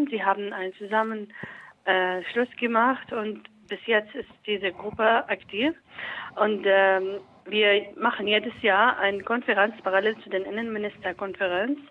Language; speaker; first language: German; non-native, learner; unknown